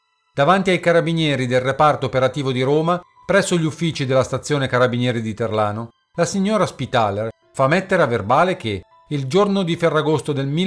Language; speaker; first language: Italian; native; Italian